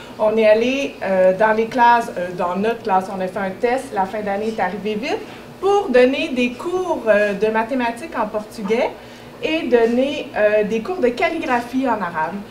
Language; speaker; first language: French; native; French